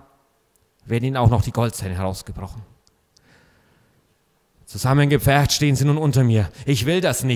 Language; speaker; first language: German; native; German